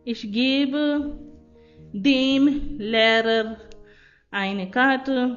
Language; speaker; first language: German; non-native, fluent; Hindi